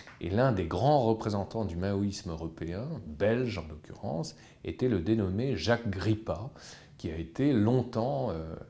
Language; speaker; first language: French; native; French